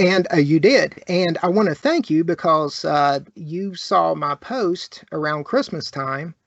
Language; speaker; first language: English; native; English